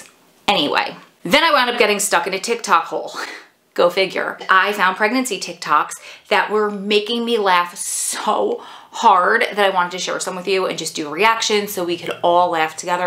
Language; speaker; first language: English; native; English